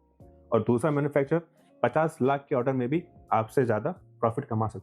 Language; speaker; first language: Hindi; native; Hindi